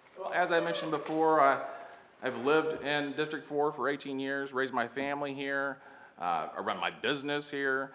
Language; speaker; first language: English; native; English